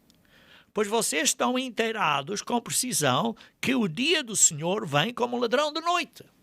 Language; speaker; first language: Portuguese; native; Portuguese